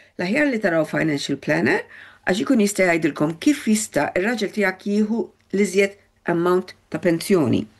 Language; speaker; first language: Maltese; early bilingual, heritage; Maltese